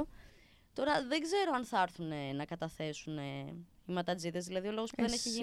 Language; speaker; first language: Greek; native; Greek